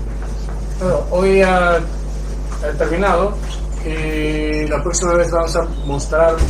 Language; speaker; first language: Spanish; non-native, fluent; Chinese